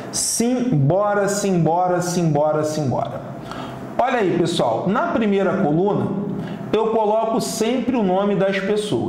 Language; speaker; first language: Portuguese; native; Portuguese